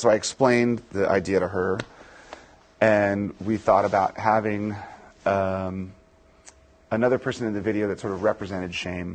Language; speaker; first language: English; native; English